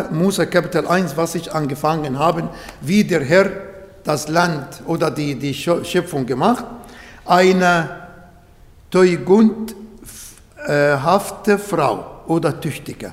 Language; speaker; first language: German; non-native, learner; Arabic